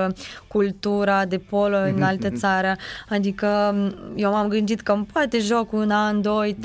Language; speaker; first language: Romanian; non-native, fluent; Ukrainian